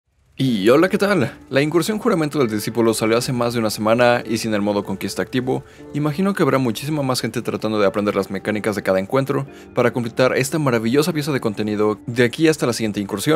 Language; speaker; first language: Spanish; native; Spanish